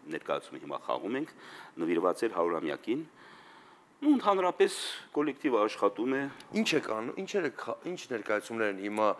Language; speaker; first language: Armenian; native; Armenian